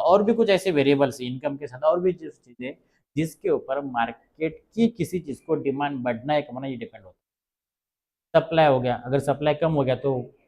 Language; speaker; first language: Hindi; non-native, local second language; Marathi